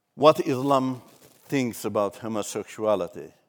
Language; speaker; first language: English; non-native, fluent; Turkish